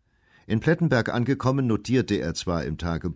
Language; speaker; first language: German; native; German